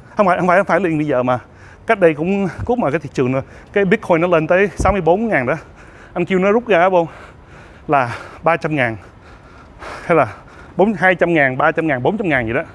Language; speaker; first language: Vietnamese; early bilingual, heritage; Vietnamese